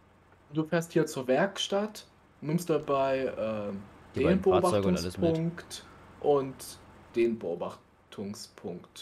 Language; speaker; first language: German; native; German